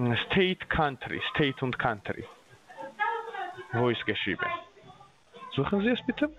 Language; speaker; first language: German; non-native, learner; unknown